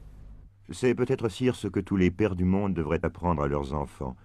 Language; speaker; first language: French; native; French